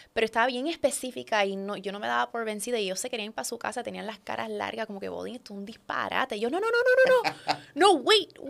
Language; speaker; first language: Spanish; early bilingual, other home language; Dutch